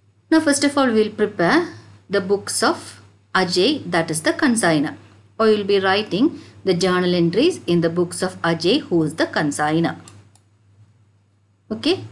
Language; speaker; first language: English; non-native, local second language; Malayalam